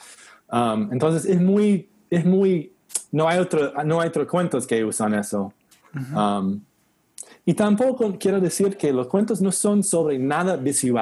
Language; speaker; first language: Spanish; non-native, learner; English